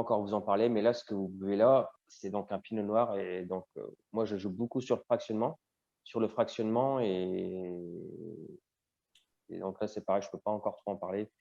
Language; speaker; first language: French; native; French